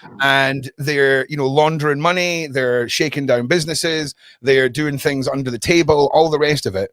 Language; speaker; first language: English; native; English